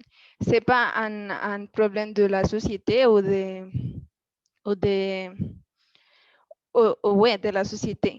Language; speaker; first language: French; non-native, learner; Spanish